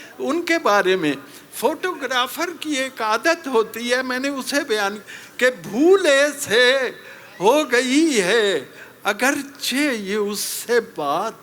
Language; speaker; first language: Urdu; non-native, local second language; Punjabi